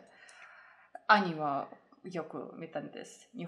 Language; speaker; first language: Japanese; non-native, fluent; Russian